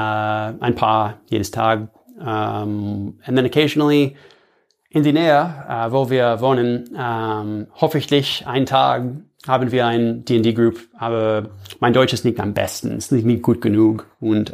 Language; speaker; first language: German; non-native, learner; English